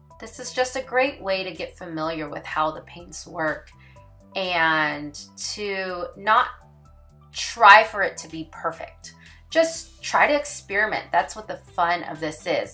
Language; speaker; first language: English; native; English